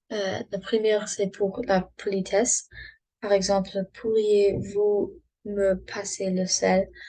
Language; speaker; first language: French; non-native, learner; English